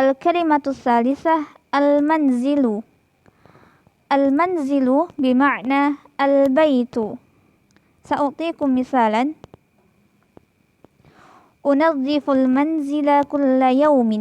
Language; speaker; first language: Arabic; non-native, fluent; Indonesian